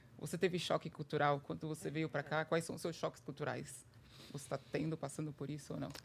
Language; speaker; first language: Portuguese; native; Portuguese